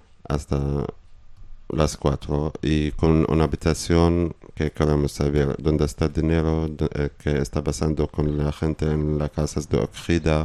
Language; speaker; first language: Spanish; non-native, learner; Arabic